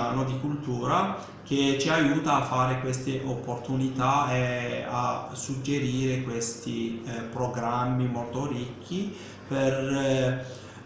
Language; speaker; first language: Italian; non-native, fluent; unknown